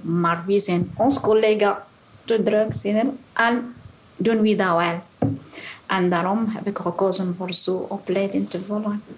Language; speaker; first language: Dutch; non-native, learner; Arabic